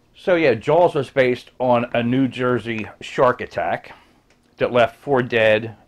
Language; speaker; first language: English; native; English